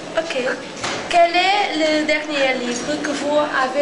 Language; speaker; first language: French; non-native, learner; Portuguese